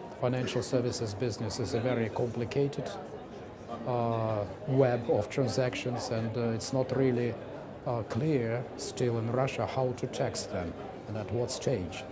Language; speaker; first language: English; non-native, fluent; Russian